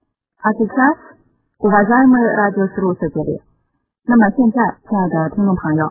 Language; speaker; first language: Russian; non-native, fluent; Chinese